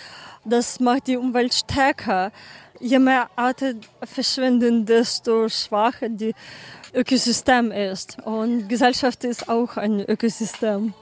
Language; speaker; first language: German; non-native, learner; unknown